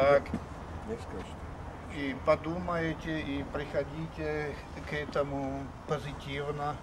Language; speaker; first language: Russian; non-native, local second language; Czech